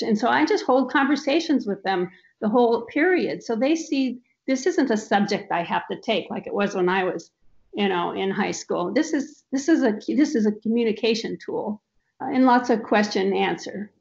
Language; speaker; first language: English; native; English